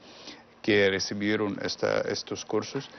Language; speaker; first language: Spanish; non-native, learner; Arabic